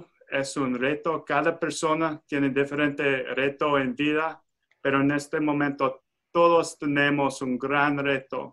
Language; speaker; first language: Spanish; non-native, fluent; English